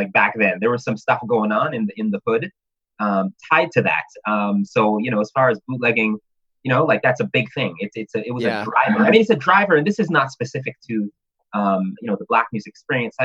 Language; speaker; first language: English; native; English